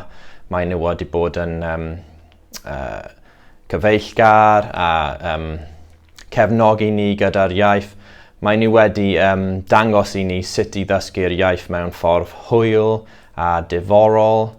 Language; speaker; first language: Welsh; non-native, local second language; English